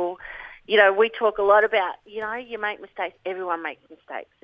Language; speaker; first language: English; native; English